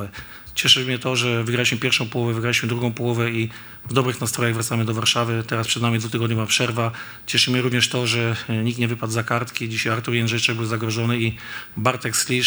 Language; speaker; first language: Polish; native; Polish